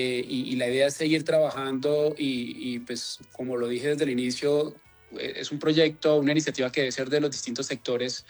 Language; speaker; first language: Spanish; native; Spanish